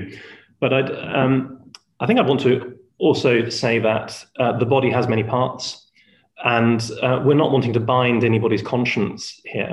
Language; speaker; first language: English; non-native, fluent; Spanish